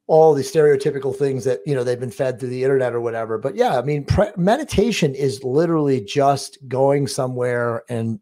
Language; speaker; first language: English; native; English